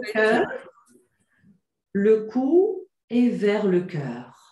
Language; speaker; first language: French; native; French